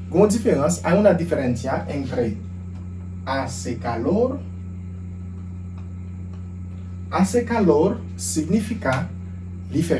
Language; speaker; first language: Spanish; non-native, fluent; Haitian Creole